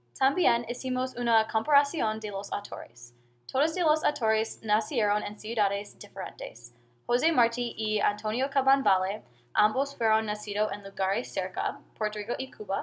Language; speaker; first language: Spanish; non-native, learner; English